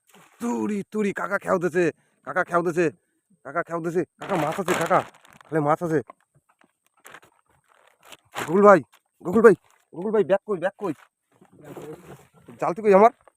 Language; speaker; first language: Bangla; native; Bangla